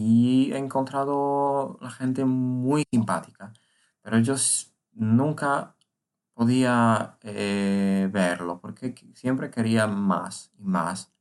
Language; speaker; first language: Spanish; non-native, learner; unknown